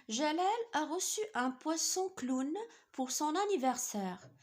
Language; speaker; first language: French; non-native, local second language; Arabic